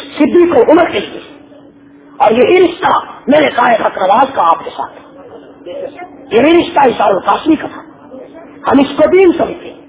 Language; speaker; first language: Urdu; non-native, local second language; Punjabi